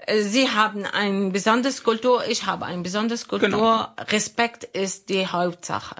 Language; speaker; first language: German; non-native, learner; Arabic